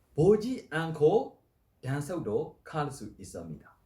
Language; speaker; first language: Korean; non-native, learner; Burmese